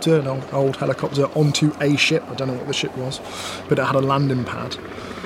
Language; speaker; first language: English; native; English